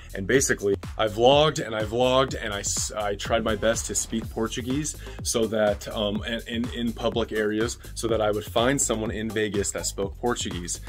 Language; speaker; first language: English; native; English